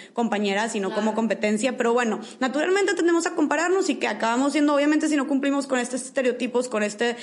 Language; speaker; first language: Spanish; native; Spanish